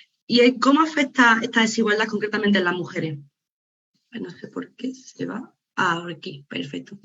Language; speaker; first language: Spanish; native; Spanish